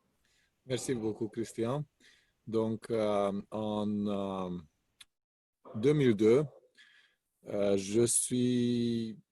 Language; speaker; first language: French; non-native, fluent; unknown